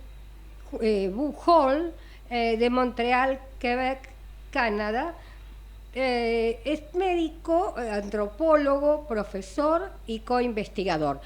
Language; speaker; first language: Spanish; native; Spanish